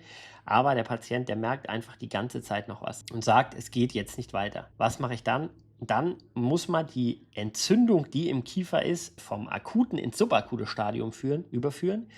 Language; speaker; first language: German; native; German